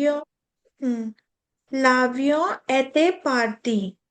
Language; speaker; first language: French; non-native, learner; Hindi